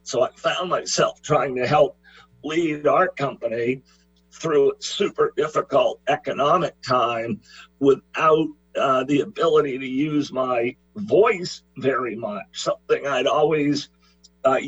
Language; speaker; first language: English; native; English